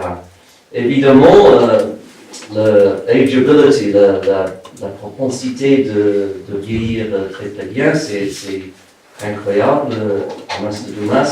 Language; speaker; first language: French; non-native, fluent; English